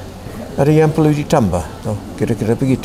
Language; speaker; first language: Indonesian; non-native, fluent; English